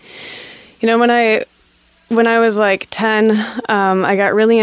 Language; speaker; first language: English; native; English